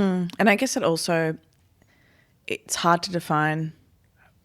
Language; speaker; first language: English; native; English